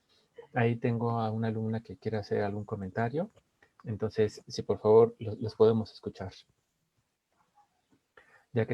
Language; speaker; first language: Spanish; native; Spanish